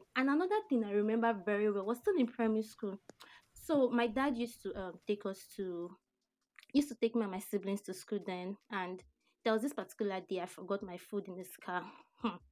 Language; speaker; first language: English; non-native, local second language; Yoruba